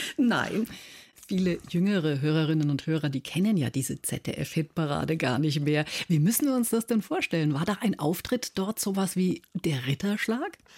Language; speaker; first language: German; native; German